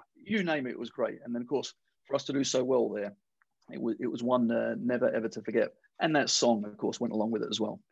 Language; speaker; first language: English; native; English